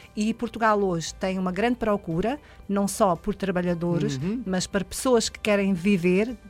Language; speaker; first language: Portuguese; native; Portuguese